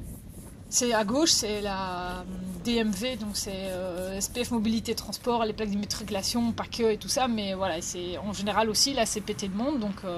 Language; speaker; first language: French; native; French